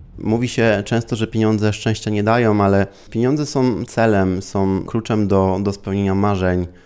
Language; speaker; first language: Polish; early bilingual, heritage; Polish